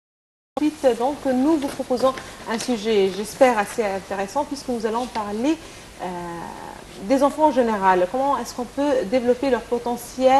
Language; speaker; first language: French; non-native, fluent; Greek